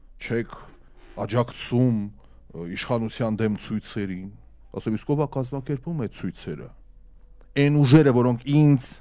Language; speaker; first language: Armenian; native; Armenian